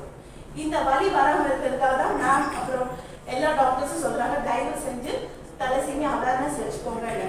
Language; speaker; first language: Tamil; native; Tamil